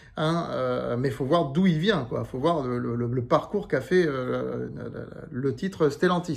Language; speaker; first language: French; native; French